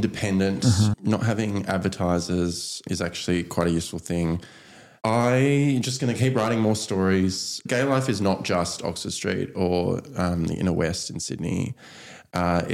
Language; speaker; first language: English; native; English